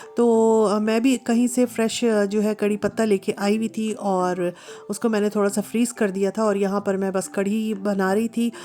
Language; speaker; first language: Urdu; native; Urdu